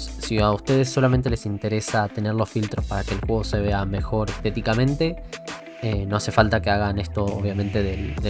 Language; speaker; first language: Spanish; native; Spanish